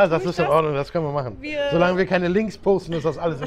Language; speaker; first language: German; native; German